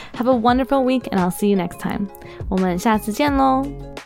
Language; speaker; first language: English; native; English